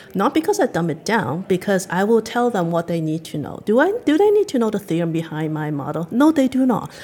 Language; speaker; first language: English; non-native, local second language; Cantonese